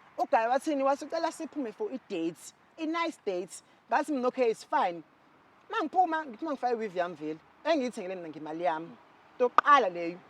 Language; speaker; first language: Zulu; non-native, local second language; Xhosa